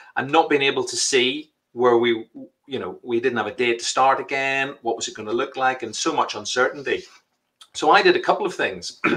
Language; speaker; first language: English; native; English